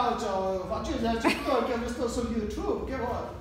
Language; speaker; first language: Italian; non-native, learner; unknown